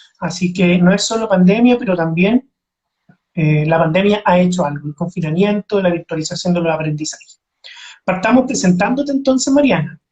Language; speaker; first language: Spanish; native; Spanish